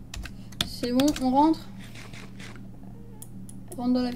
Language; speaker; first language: French; native; French